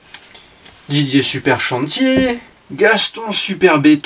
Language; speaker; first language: French; native; French